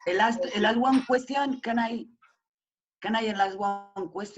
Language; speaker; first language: English; non-native, learner; Spanish